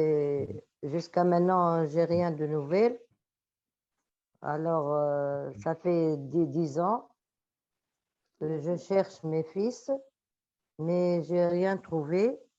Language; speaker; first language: French; non-native, local second language; Arabic